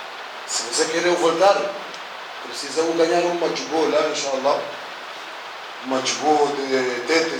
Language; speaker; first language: Portuguese; non-native, learner; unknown